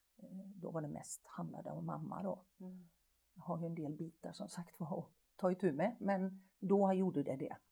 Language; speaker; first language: Swedish; native; Swedish